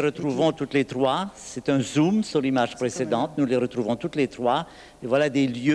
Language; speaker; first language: French; native; French